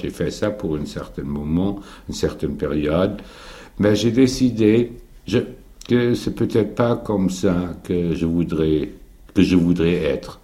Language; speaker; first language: French; non-native, fluent; German